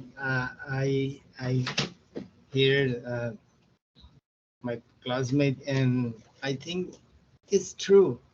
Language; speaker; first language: English; non-native, learner; Spanish